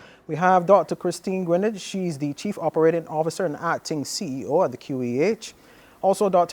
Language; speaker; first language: English; native; English